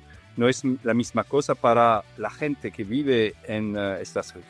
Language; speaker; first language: Spanish; non-native, learner; Italian